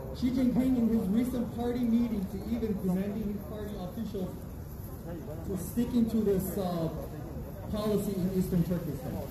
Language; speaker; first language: English; non-native, fluent; Uyghur